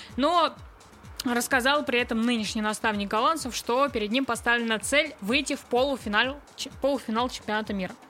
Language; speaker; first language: Russian; native; Russian